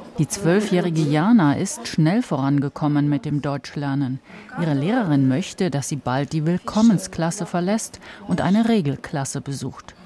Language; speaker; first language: German; native; German